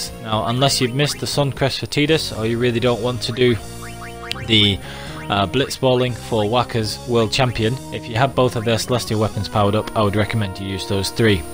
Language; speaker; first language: English; native; English